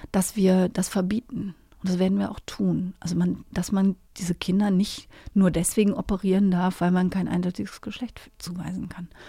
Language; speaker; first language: German; native; German